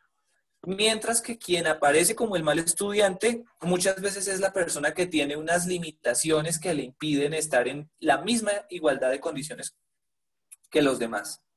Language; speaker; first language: Spanish; native; Spanish